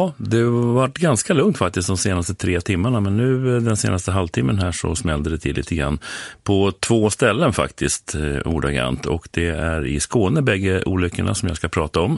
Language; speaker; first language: Swedish; native; Swedish